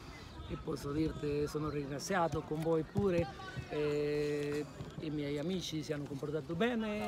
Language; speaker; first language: Italian; non-native, learner; Spanish